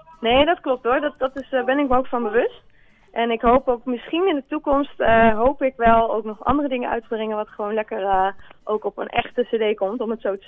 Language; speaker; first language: Dutch; native; Dutch